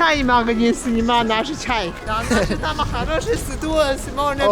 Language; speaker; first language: Russian; non-native, learner; Chinese